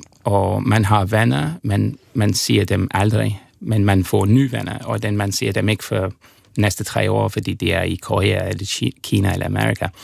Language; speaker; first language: Danish; non-native, fluent; English